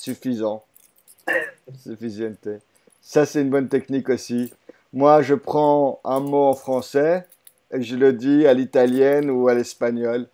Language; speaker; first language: French; native; French